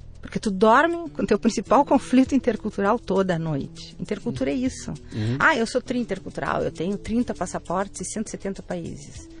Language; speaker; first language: Portuguese; native; Portuguese